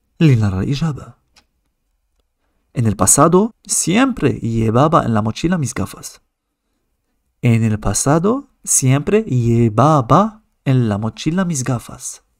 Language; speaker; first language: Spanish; non-native, fluent; Arabic